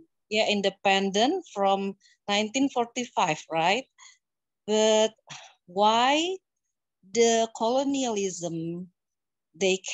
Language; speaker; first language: English; non-native, learner; Indonesian